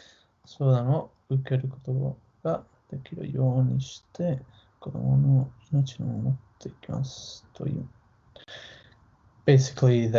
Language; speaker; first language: Japanese; non-native, learner; English